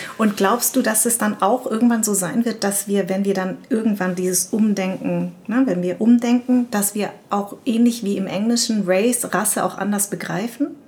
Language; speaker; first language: German; early bilingual, other home language; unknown